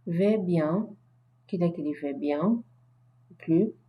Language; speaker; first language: French; non-native, fluent; Arabic